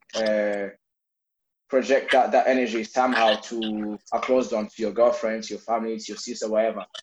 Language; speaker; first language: English; non-native, fluent; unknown